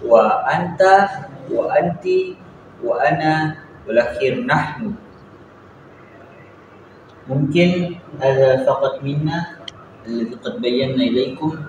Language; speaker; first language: Arabic; non-native, learner; Indonesian